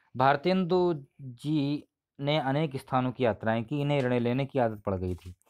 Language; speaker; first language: Hindi; native; Hindi